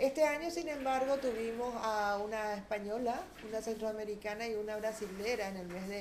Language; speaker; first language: Spanish; native; Spanish